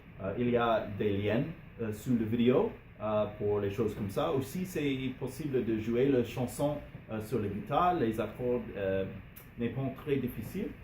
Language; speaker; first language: French; non-native, learner; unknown